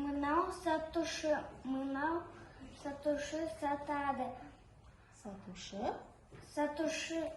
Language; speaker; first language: Kazakh; non-native, learner; Russian